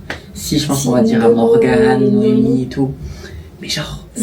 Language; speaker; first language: French; native; French